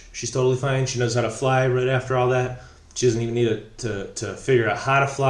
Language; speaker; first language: English; native; English